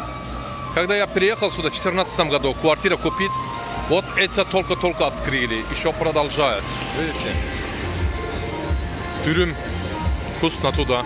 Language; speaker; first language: Russian; non-native, learner; Turkish